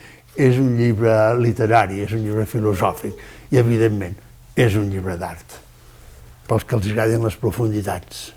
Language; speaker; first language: Catalan; native; Catalan